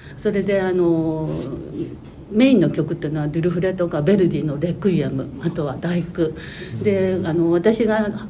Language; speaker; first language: Japanese; native; Japanese